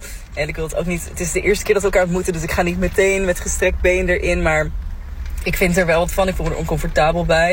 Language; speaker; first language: Dutch; native; Dutch